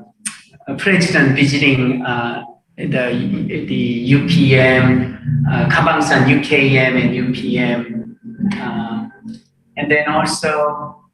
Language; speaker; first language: English; non-native, fluent; Korean